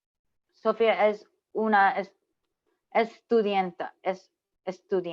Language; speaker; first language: Spanish; non-native, learner; English